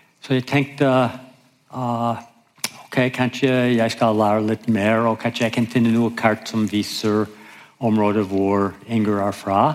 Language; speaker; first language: Norwegian; non-native, fluent; English